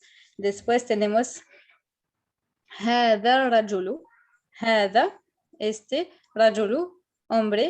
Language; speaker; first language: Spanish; non-native, fluent; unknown